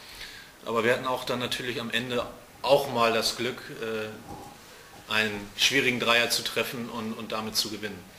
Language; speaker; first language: German; native; German